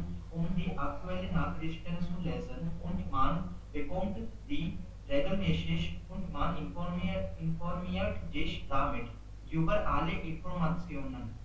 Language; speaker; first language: German; non-native, learner; Hindi